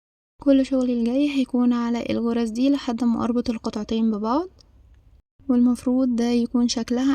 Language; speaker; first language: Arabic; native; Arabic